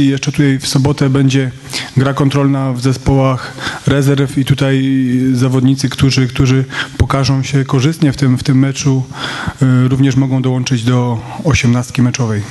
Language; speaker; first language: Polish; native; Polish